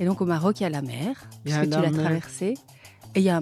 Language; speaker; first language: French; native; French